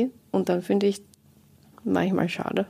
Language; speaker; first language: German; non-native, learner; Japanese